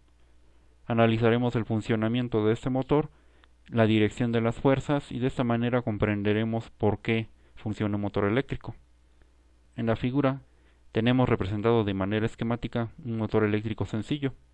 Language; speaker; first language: Spanish; native; Spanish